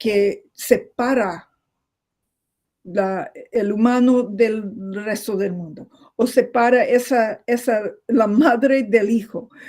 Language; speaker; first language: Spanish; non-native, fluent; English